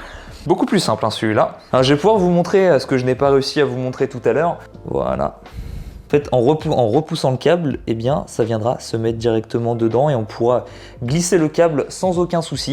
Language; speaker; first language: French; native; French